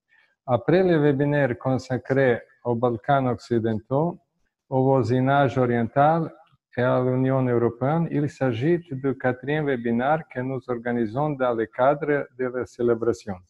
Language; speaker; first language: French; non-native, fluent; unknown